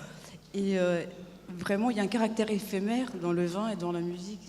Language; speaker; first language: French; non-native, fluent; Spanish